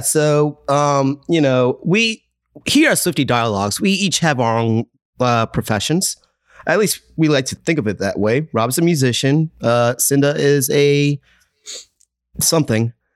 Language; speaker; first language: English; native; English